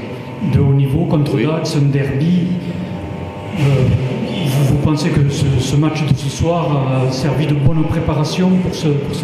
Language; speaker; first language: French; native; French